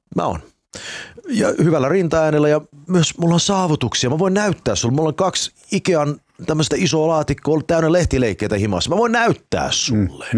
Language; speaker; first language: Finnish; early bilingual, heritage; Finnish